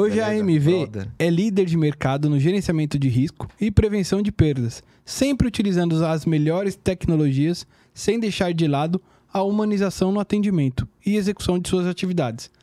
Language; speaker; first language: Portuguese; native; Portuguese